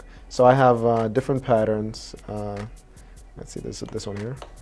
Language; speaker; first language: English; native; English